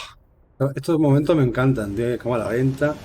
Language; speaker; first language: Spanish; native; Spanish